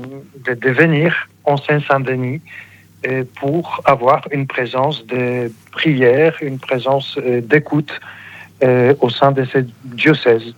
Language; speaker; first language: French; non-native, fluent; Polish